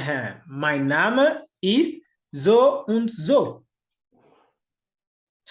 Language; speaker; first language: German; non-native, learner; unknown